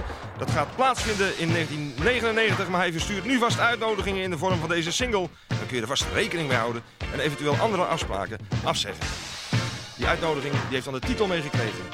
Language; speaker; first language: Dutch; native; Dutch